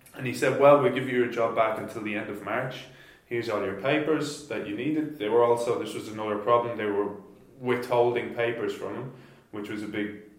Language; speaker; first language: English; native; English